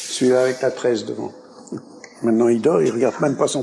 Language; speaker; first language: French; native; French